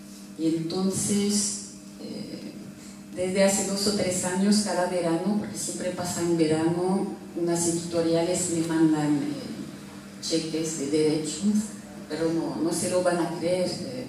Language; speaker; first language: Spanish; non-native, fluent; French